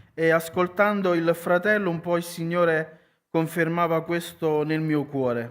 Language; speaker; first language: Italian; native; Italian